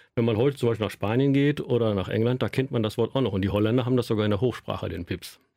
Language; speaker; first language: German; native; German